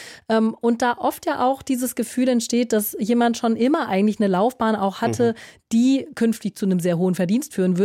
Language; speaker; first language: German; native; German